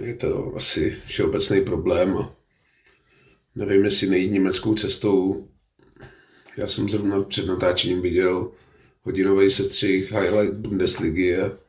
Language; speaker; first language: Czech; native; Czech